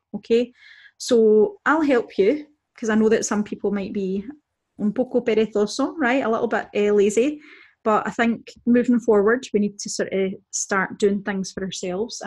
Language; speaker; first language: English; native; English